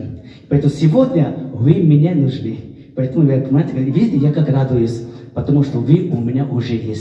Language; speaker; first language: Russian; non-native, fluent; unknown